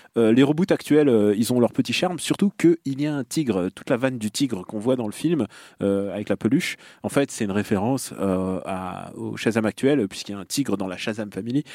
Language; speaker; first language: French; non-native, fluent; Russian